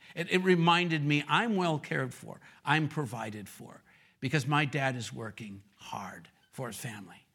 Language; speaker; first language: English; native; English